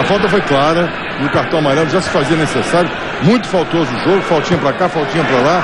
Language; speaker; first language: Portuguese; native; Portuguese